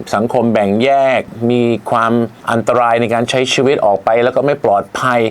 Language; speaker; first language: Thai; native; Thai